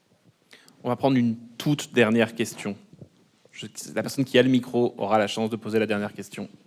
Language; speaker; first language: French; native; French